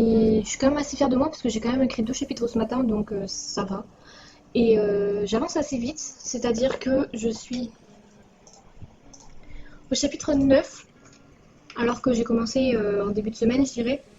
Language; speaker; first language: French; native; French